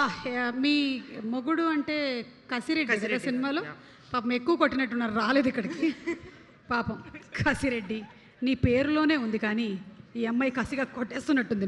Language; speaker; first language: Telugu; native; Telugu